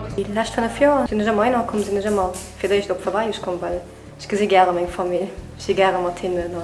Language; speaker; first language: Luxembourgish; early bilingual, other home language; Portuguese